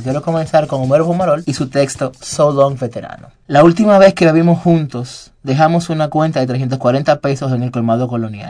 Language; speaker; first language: Spanish; native; Spanish